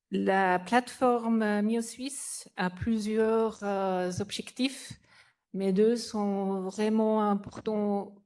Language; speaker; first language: French; non-native, fluent; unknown